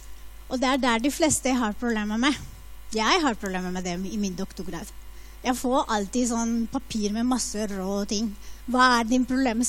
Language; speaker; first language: Norwegian; non-native, fluent; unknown